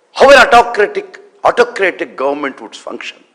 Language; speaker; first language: English; non-native, local second language; Telugu